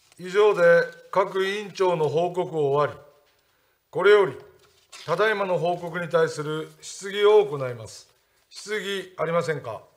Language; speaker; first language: Japanese; native; Japanese